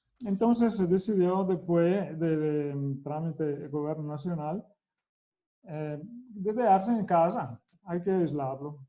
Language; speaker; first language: Spanish; non-native, fluent; Italian